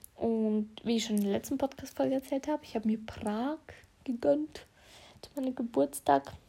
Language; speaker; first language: German; early bilingual, other home language; Russian